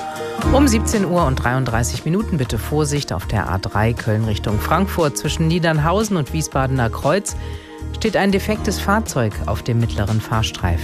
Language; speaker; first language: German; native; German